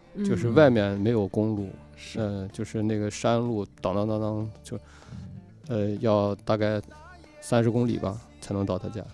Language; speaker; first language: Chinese; native; Chinese